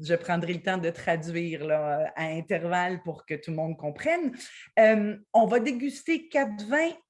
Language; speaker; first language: French; native; French